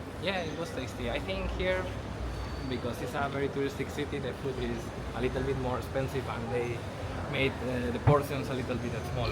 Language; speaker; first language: English; non-native, fluent; Spanish